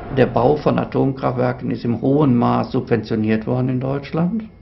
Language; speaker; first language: German; native; German